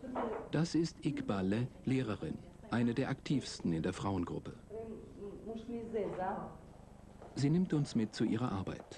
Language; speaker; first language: German; native; German